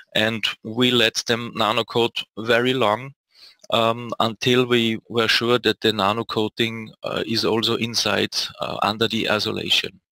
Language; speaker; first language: English; non-native, fluent; German